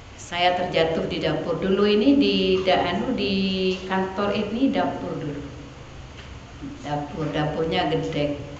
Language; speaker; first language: Indonesian; non-native, local second language; Madurese